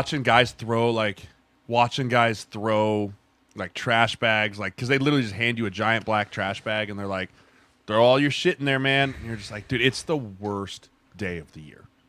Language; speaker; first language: English; native; English